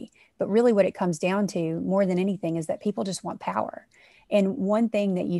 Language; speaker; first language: English; native; English